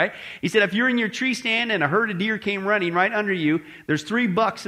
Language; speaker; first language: English; native; English